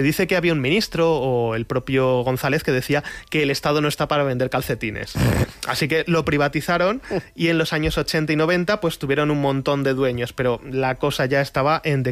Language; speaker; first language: Spanish; native; Spanish